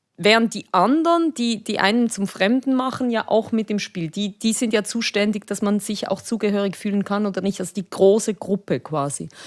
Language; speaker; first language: German; early bilingual, other home language; Spanish